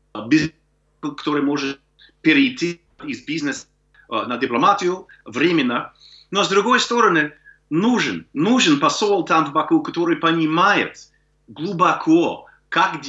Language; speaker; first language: Russian; non-native, fluent; English